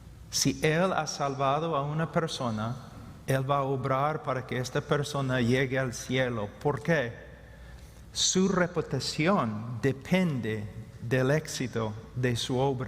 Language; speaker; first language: Spanish; non-native, fluent; English